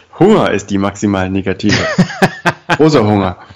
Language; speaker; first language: German; native; German